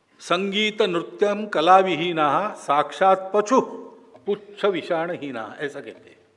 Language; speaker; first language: Hindi; non-native, local second language; Marathi